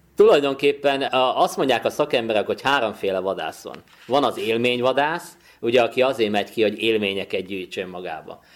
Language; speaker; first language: Hungarian; native; Hungarian